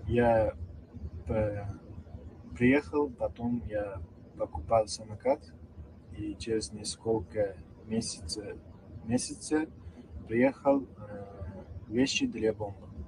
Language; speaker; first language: Russian; non-native, learner; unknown